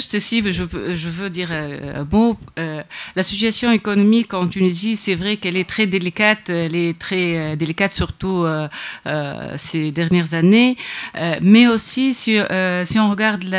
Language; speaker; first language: French; non-native, local second language; Arabic